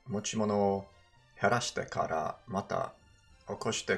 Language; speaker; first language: Japanese; non-native, learner; English